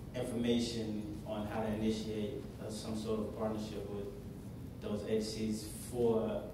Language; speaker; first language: English; native; English